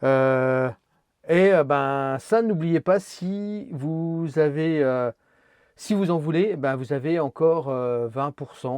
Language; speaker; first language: French; native; French